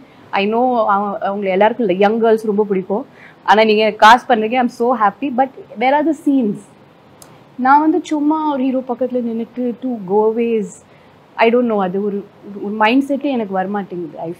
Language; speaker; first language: Tamil; non-native, fluent; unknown